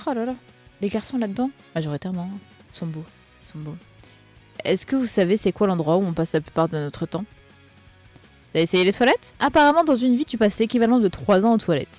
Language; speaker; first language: French; native; French